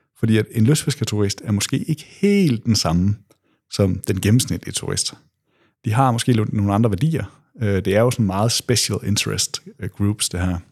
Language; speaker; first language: Danish; native; Danish